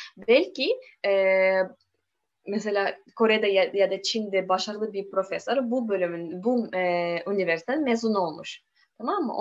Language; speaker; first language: Turkish; non-native, learner; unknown